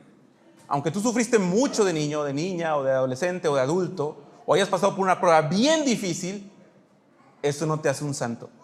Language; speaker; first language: Spanish; native; Spanish